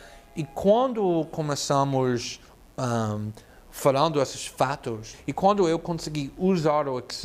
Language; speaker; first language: Portuguese; non-native, fluent; English